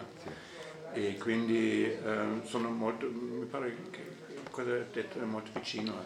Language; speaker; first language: Italian; non-native, fluent; German